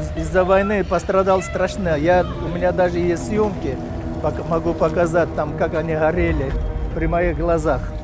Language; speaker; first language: Russian; non-native, local second language; Uzbek